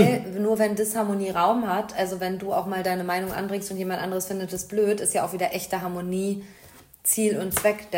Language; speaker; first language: German; native; German